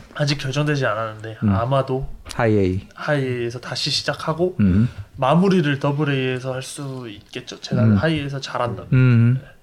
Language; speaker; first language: Korean; native; Korean